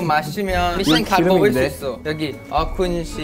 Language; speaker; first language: Korean; non-native, learner; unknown